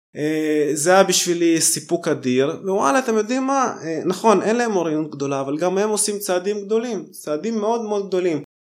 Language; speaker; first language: Hebrew; early bilingual, other home language; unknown